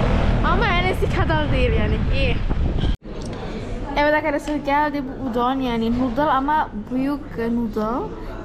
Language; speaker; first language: Turkish; non-native, learner; Indonesian